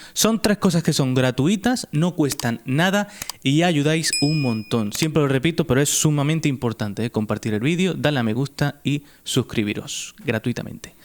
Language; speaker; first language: Spanish; native; Spanish